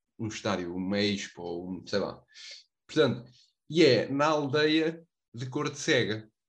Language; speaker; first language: Portuguese; native; Portuguese